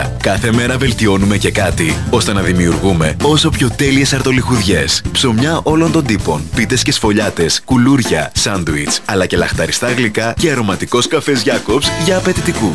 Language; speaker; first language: Greek; native; Greek